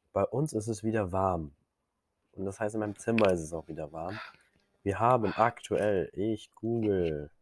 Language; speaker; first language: German; native; German